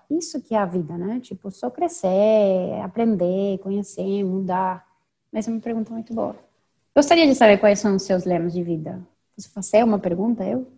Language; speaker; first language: Portuguese; non-native, fluent; Spanish